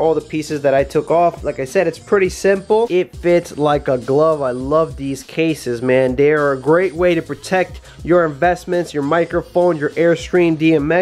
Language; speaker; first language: English; native; English